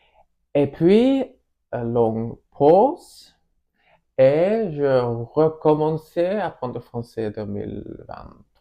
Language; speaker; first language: French; non-native, learner; Swedish